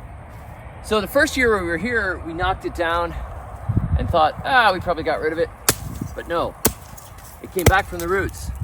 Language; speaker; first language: English; native; English